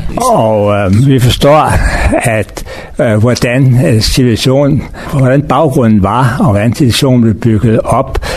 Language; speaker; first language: Danish; native; Danish